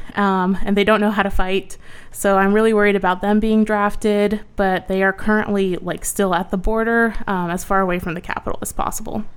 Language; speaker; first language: English; early bilingual, other home language; Ukrainian